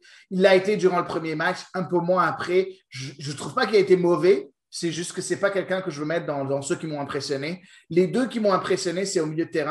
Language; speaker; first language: French; native; French